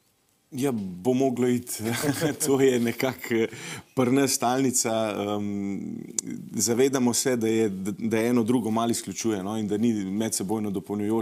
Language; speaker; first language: Slovenian; native; Slovenian